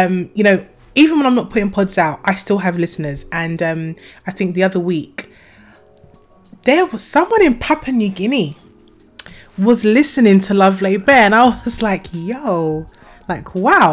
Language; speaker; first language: English; native; English